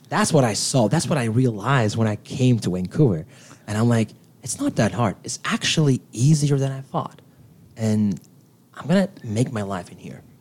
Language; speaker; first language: English; non-native, fluent; Turkish